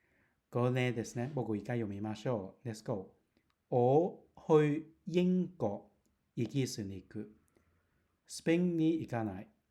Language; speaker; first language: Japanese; non-native, fluent; Cantonese